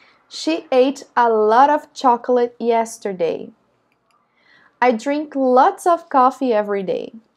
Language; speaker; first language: English; non-native, fluent; Portuguese